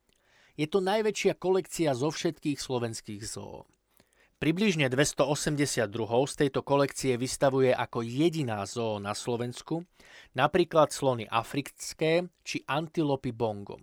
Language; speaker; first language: Slovak; native; Slovak